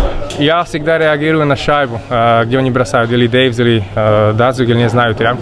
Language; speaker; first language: Russian; non-native, learner; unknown